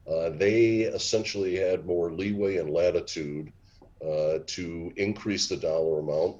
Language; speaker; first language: English; native; English